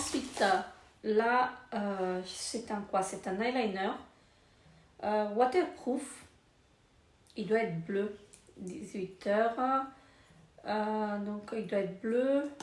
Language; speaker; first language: French; native; French